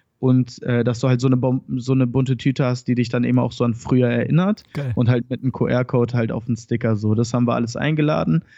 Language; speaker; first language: German; native; German